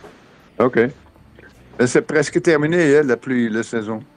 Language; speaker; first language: French; non-native, fluent; Dutch